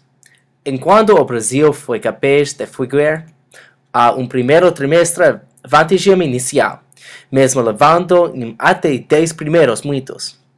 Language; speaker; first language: Portuguese; non-native, learner; English